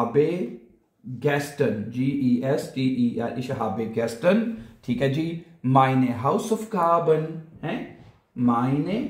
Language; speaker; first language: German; non-native, fluent; Urdu